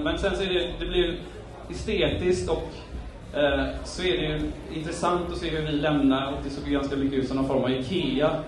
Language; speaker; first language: Swedish; native; Swedish